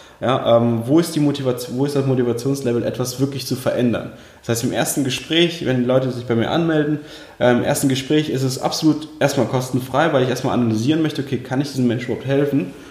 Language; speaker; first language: German; early bilingual, other home language; Russian